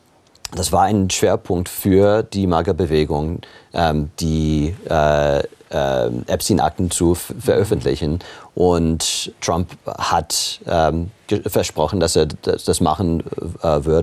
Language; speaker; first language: German; non-native, fluent; English